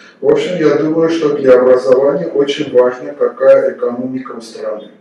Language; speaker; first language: Russian; non-native, local second language; Armenian